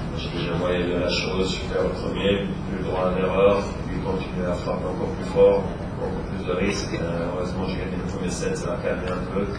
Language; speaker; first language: French; non-native, local second language; Swiss German